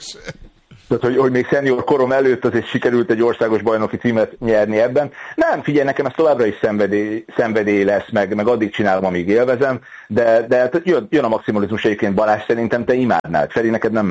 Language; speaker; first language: Hungarian; native; Hungarian